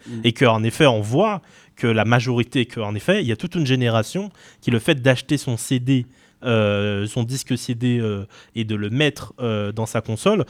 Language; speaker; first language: French; native; French